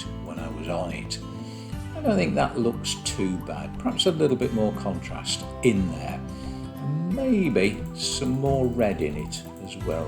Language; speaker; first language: English; native; English